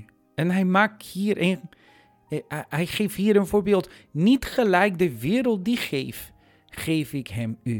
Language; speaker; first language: Dutch; non-native, fluent; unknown